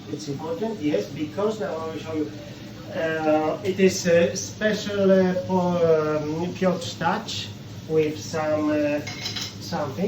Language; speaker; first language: English; non-native, fluent; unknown